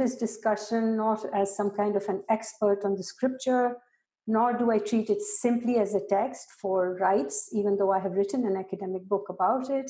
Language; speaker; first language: English; non-native, local second language; Urdu